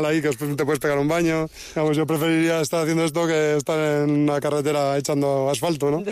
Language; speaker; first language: Spanish; native; Spanish